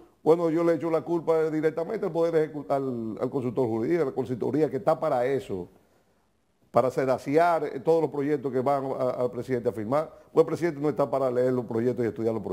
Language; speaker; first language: Spanish; native; Spanish